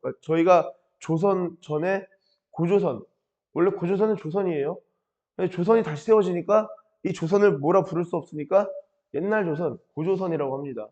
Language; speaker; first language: Korean; native; Korean